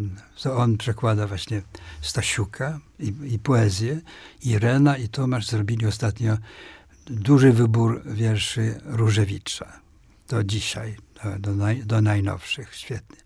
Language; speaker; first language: Polish; non-native, fluent; Swedish